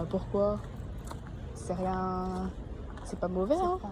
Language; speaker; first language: French; early bilingual, other home language; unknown